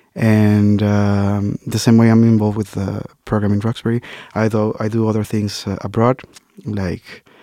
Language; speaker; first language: English; non-native, fluent; Spanish